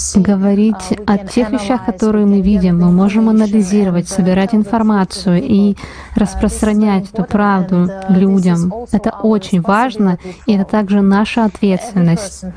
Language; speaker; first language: Russian; non-native, fluent; Hindi